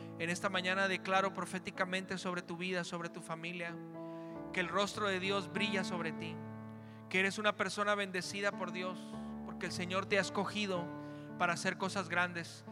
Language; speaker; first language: Spanish; early bilingual, heritage; Spanish